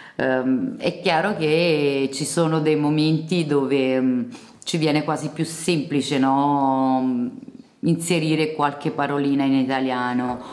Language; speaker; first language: Italian; early bilingual, other home language; Serbian